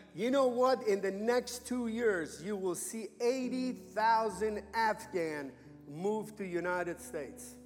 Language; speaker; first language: English; non-native, fluent; Persian